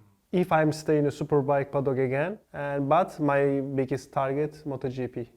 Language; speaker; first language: English; non-native, learner; Turkish